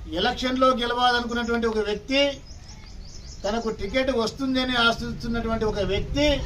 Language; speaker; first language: Telugu; native; Telugu